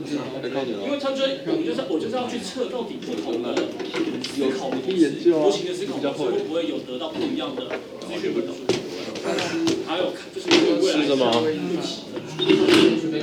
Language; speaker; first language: Chinese; native; Chinese